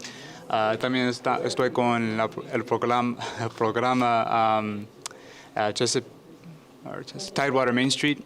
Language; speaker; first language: Spanish; non-native, learner; English